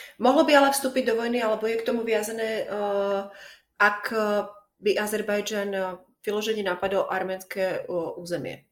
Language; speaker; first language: Slovak; native; Slovak